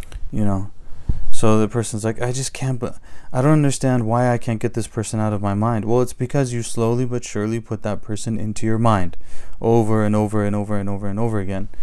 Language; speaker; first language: English; native; English